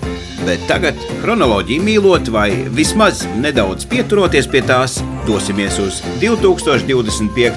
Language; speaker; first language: Latvian; native; Latvian